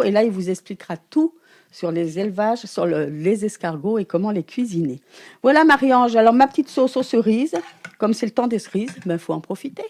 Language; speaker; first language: French; native; French